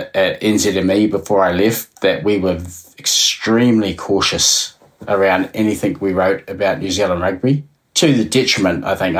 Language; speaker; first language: English; native; English